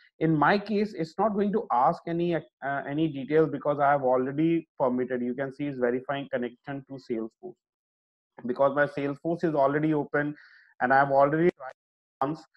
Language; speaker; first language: English; non-native, local second language; Hindi